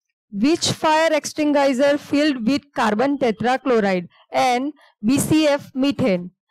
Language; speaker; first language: English; non-native, local second language; Gujarati